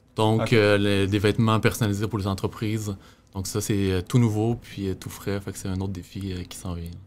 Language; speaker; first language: French; native; French